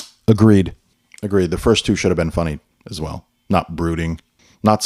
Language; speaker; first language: English; native; English